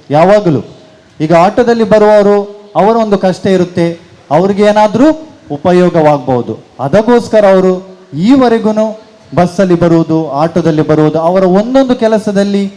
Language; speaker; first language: Kannada; non-native, local second language; Konkani